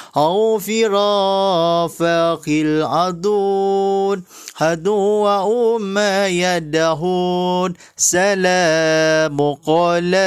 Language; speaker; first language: Arabic; non-native, fluent; Malay